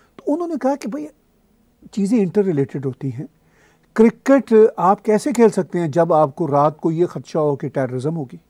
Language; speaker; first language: Urdu; native; Urdu